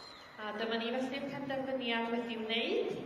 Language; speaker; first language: Welsh; native; Welsh